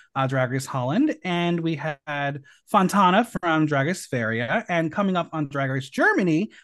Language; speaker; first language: English; native; English